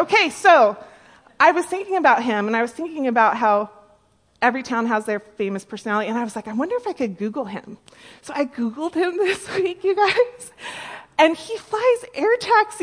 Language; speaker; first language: English; native; English